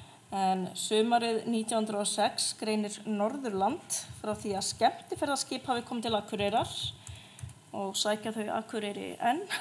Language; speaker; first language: Icelandic; native; Icelandic